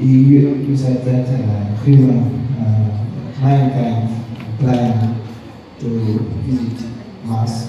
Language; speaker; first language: English; non-native, learner; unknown